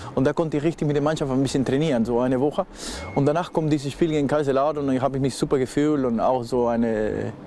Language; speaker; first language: German; non-native, fluent; Spanish